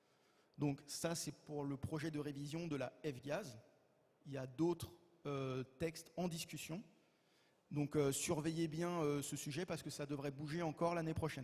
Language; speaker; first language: French; native; French